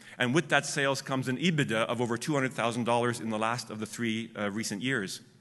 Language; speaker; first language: English; native; English